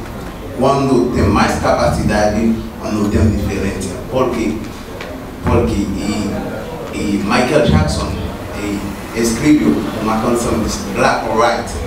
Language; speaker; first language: Portuguese; non-native, learner; Haitian Creole